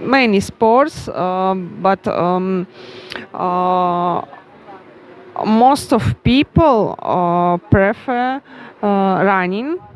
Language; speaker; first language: English; non-native, learner; Russian